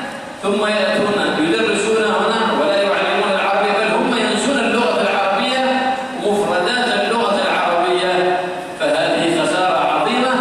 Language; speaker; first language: Arabic; native; Arabic